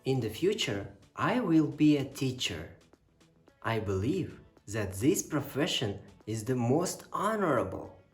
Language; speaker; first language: English; non-native, fluent; Kazakh